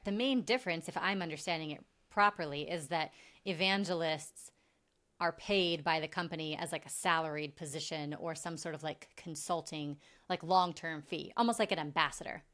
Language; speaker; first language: English; native; English